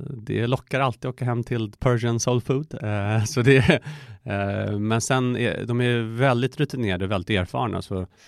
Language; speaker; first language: Swedish; early bilingual, other home language; Persian